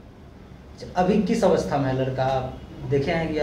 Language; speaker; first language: Hindi; non-native, local second language; Bangla